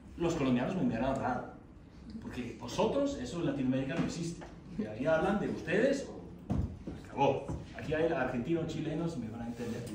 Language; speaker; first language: Spanish; non-native, fluent; German